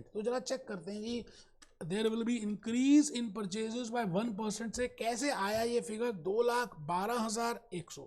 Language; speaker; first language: Hindi; native; Hindi